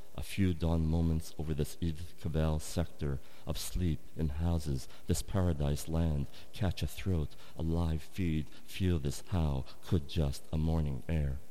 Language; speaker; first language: English; native; English